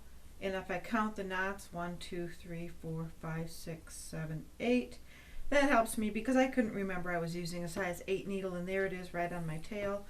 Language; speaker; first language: English; native; English